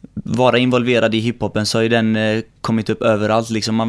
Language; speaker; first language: Swedish; early bilingual, other home language; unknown